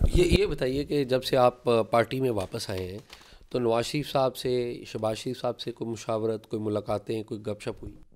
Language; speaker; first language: Urdu; native; Urdu